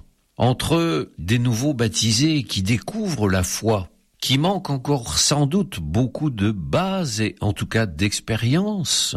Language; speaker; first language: French; native; French